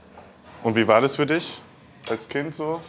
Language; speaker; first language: German; native; German